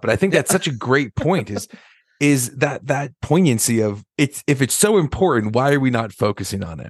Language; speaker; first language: English; native; English